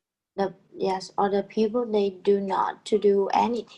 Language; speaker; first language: English; non-native, learner; Vietnamese